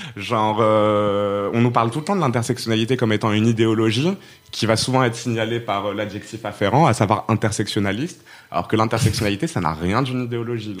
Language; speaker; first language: French; non-native, local second language; Arabic